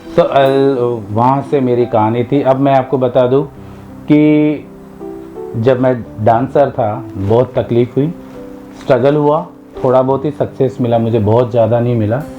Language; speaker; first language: Hindi; non-native, local second language; Malayalam